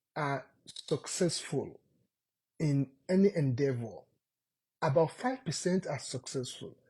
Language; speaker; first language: English; non-native, local second language; Yoruba